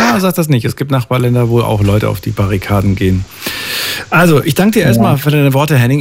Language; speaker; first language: German; native; German